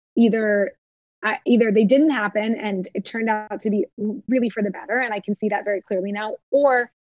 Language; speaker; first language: English; native; English